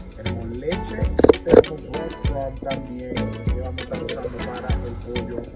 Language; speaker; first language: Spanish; early bilingual, heritage; Spanish